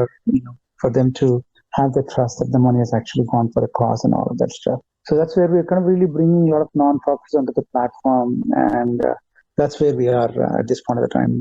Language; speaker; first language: English; non-native, local second language; Telugu